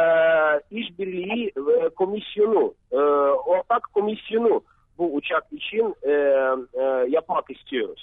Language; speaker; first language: Turkish; non-native, fluent; Russian